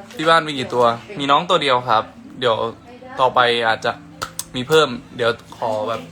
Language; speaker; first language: Thai; native; Thai